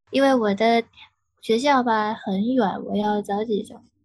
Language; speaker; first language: Chinese; non-native, learner; Thai